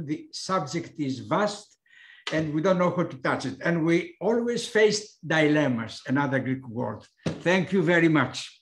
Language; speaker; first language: English; non-native, fluent; Greek